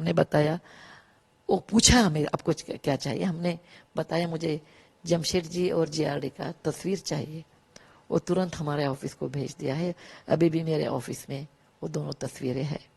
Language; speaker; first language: Hindi; non-native, local second language; Kannada